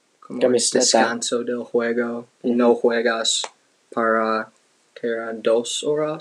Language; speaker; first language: Spanish; non-native, learner; English